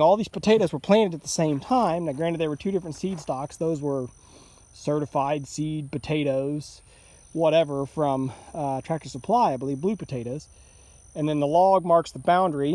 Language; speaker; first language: English; native; English